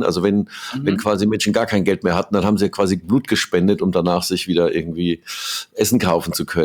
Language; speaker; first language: German; native; German